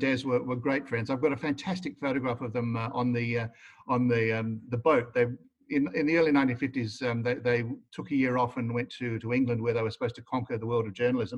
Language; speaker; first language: English; native; English